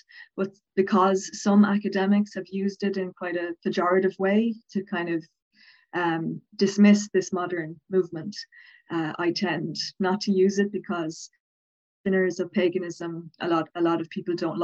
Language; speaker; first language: English; native; English